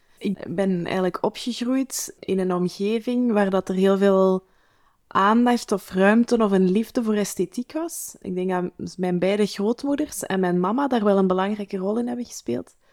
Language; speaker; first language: Dutch; native; Dutch